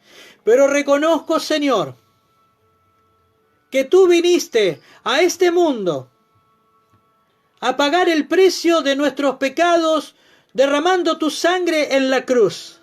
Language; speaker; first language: Spanish; native; Spanish